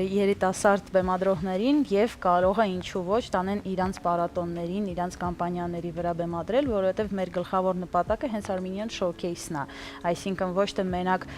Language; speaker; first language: Armenian; early bilingual, heritage; Armenian